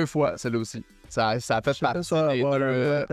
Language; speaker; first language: French; native; French